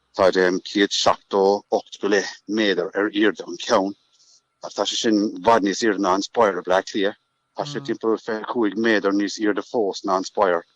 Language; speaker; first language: Irish; native; Irish